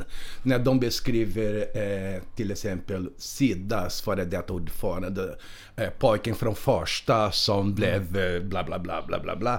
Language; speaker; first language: Swedish; non-native, fluent; Portuguese